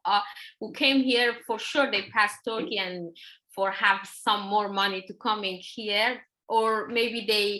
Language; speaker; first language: English; non-native, learner; Persian